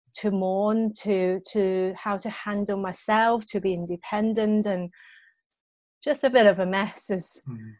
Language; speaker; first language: English; non-native, local second language; Cantonese